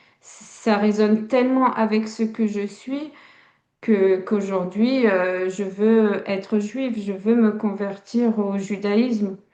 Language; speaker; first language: French; early bilingual, other home language; Tachelhit